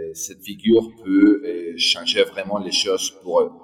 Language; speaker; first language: French; non-native, fluent; Spanish